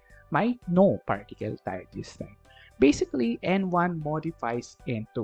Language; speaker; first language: English; non-native, local second language; Filipino